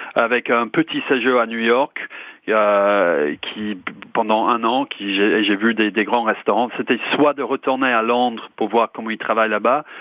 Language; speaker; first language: French; non-native, fluent; English